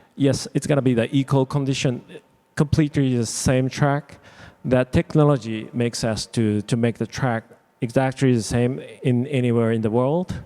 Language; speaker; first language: English; non-native, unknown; Japanese